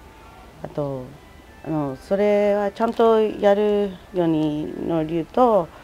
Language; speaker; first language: Japanese; non-native, learner; English